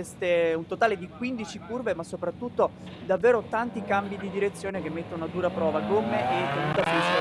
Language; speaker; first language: Italian; native; Italian